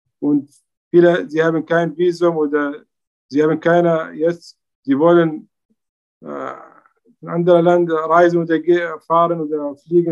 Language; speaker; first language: German; non-native, learner; Arabic